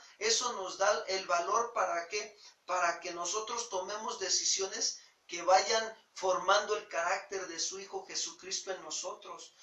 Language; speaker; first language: Spanish; native; Spanish